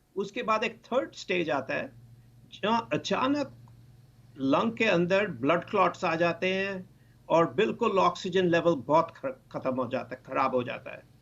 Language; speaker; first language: Hindi; non-native, local second language; Bangla